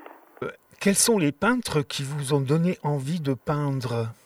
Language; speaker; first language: French; native; French